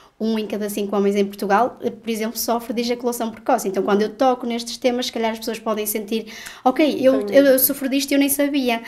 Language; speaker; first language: Portuguese; native; Portuguese